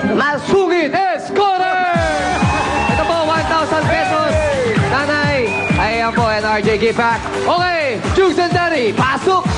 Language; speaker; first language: Filipino; native; Filipino